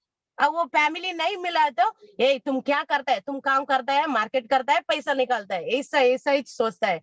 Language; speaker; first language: Hindi; non-native, local second language; Kannada